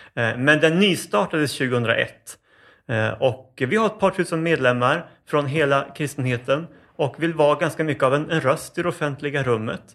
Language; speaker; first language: Swedish; native; Swedish